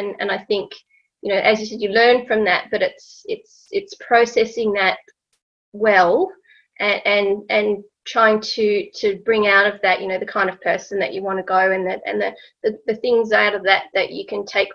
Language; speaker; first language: English; native; English